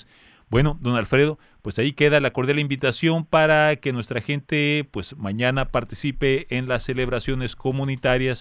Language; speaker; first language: Spanish; native; Spanish